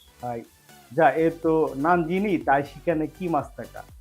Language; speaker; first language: Japanese; non-native, fluent; Bangla